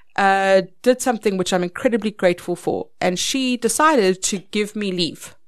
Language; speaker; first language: English; native; English